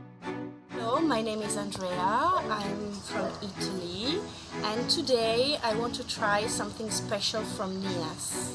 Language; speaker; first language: English; non-native, fluent; Italian